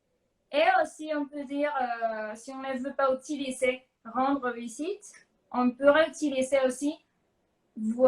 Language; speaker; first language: French; non-native, fluent; Spanish